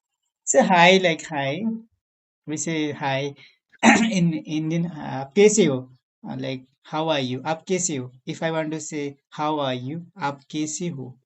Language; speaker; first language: English; non-native, learner; Nepali